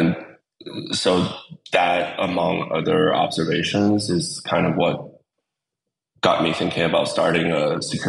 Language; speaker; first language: English; native; English